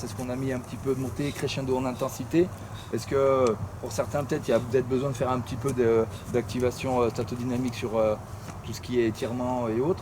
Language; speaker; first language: French; native; French